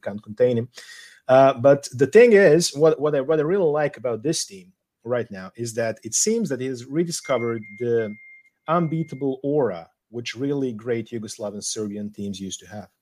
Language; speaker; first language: English; non-native, fluent; Serbian